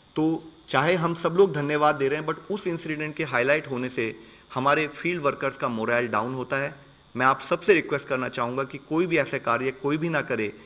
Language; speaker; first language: Hindi; native; Hindi